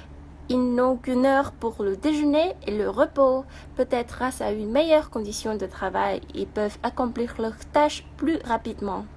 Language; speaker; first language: French; non-native, fluent; Vietnamese